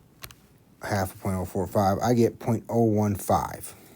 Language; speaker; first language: English; native; English